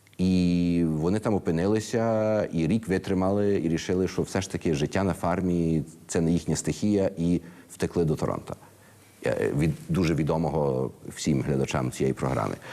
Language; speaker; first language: Ukrainian; early bilingual, heritage; Ukrainian